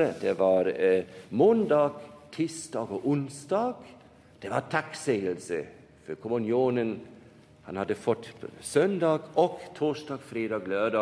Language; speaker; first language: Swedish; non-native, fluent; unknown